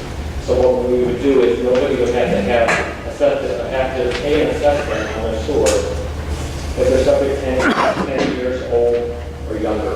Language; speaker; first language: English; native; English